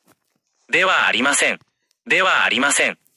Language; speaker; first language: Japanese; non-native, learner; Thai